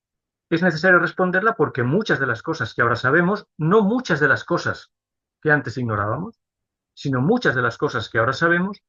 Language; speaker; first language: Spanish; native; Spanish